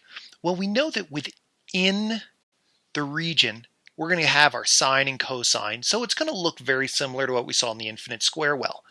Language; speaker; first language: English; native; English